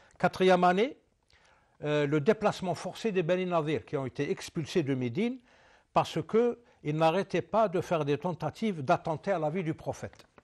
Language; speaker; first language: French; non-native, local second language; Arabic